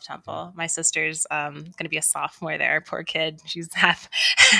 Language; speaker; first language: English; native; English